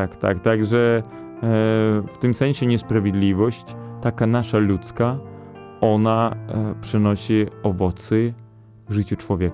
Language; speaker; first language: Polish; non-native, fluent; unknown